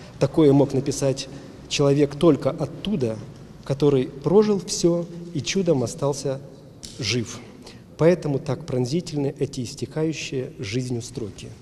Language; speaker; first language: Russian; native; Russian